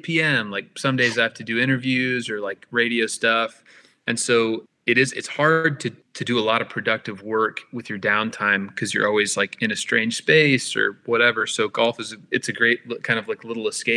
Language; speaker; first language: English; native; English